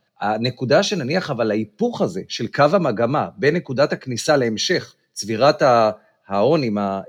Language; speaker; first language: Hebrew; native; Hebrew